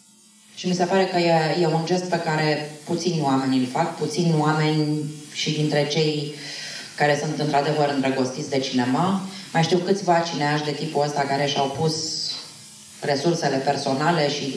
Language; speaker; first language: Romanian; native; Romanian